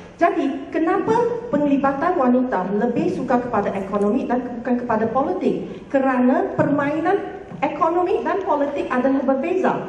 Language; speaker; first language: Malay; native; Malay